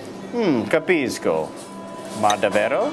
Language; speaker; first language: Italian; non-native, learner; English